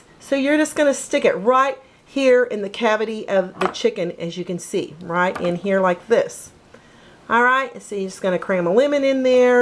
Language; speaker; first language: English; native; English